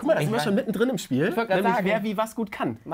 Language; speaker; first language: German; native; German